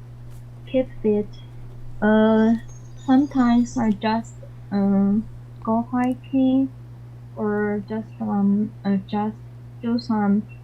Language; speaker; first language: English; non-native, learner; Chinese